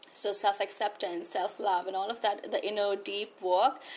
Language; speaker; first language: English; non-native, local second language; Hindi